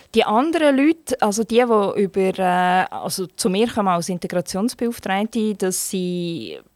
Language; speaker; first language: German; non-native, fluent; Turkish